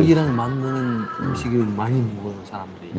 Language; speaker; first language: Korean; non-native, fluent; Uzbek